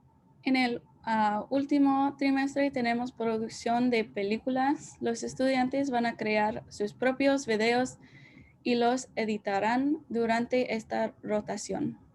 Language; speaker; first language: Spanish; early bilingual, heritage; Spanish